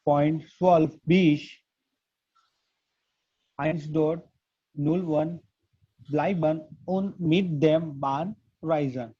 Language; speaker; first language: German; non-native, learner; Gujarati